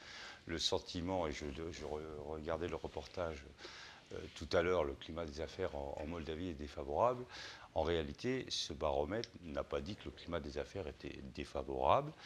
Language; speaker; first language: French; native; French